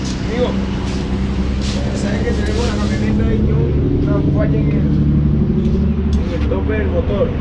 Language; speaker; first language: Spanish; native; Spanish